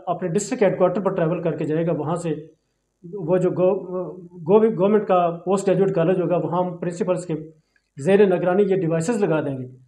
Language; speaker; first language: Urdu; non-native, local second language; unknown